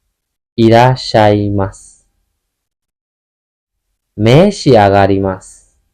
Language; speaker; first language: Japanese; non-native, fluent; Burmese